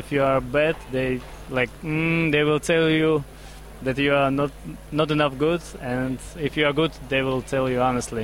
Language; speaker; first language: English; non-native, learner; Russian